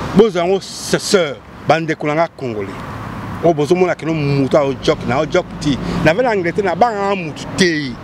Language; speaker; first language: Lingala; non-native, local second language; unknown